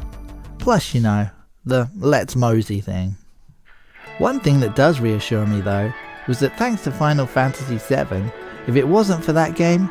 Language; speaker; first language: English; native; English